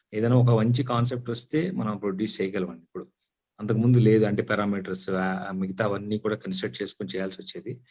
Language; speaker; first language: Telugu; native; Telugu